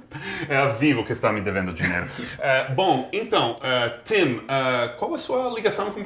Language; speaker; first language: Portuguese; non-native, fluent; English